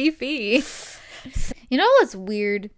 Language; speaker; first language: English; native; English